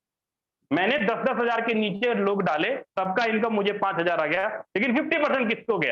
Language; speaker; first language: Hindi; native; Hindi